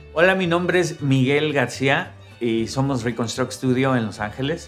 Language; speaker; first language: Spanish; native; Spanish